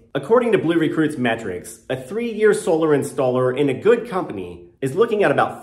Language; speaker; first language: English; native; English